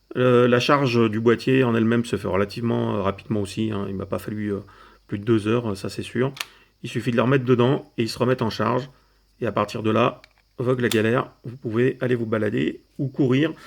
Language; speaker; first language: French; native; French